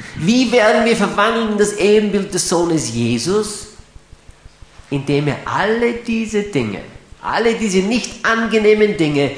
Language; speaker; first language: German; native; German